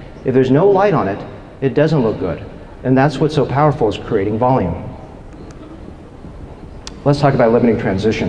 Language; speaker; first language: English; native; English